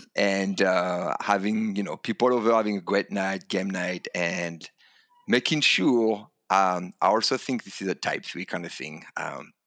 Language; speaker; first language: English; non-native, fluent; French